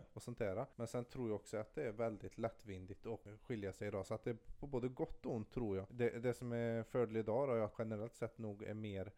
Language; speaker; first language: Swedish; native; Swedish